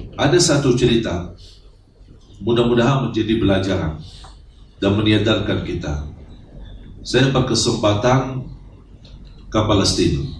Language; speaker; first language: Indonesian; non-native, fluent; Arabic